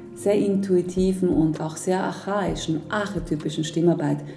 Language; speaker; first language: German; native; German